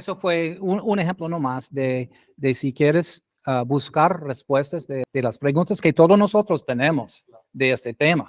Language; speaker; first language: Spanish; non-native, fluent; English